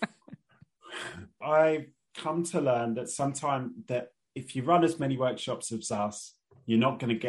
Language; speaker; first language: English; native; English